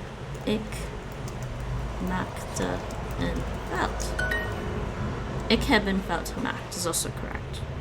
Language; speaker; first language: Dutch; non-native, learner; English